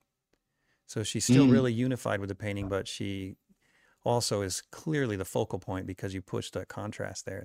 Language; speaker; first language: English; native; English